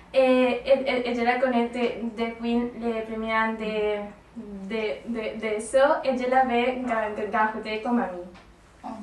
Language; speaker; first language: French; non-native, learner; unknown